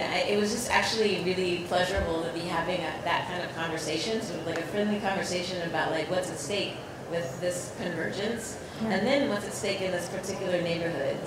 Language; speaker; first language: English; native; English